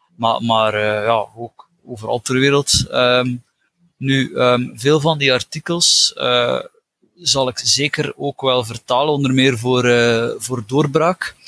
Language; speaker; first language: Dutch; native; Dutch